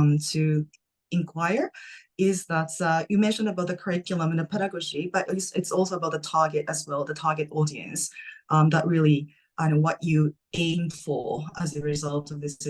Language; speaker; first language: English; non-native, fluent; Japanese